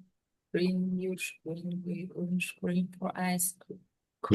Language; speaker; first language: English; non-native, learner; Vietnamese